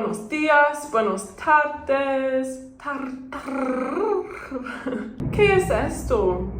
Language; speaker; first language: Spanish; non-native, learner; English